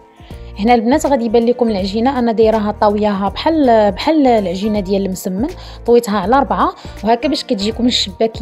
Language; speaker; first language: Arabic; native; Arabic